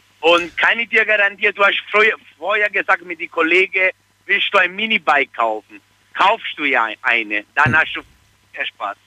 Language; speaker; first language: German; non-native, fluent; Italian